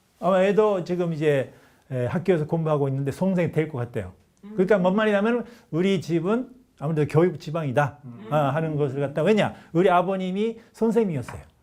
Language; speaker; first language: Korean; non-native, fluent; Japanese